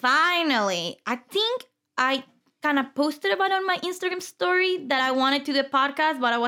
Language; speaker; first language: English; non-native, fluent; Spanish